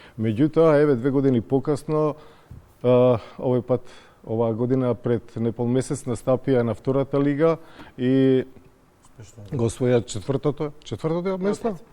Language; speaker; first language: Macedonian; native; Macedonian